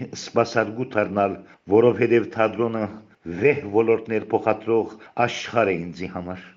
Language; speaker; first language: Armenian; early bilingual, heritage; Armenian